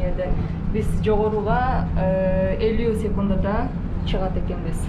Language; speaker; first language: Turkish; non-native, learner; Kyrgyz